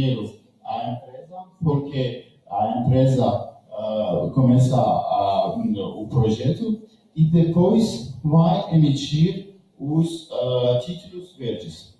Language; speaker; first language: Portuguese; non-native, learner; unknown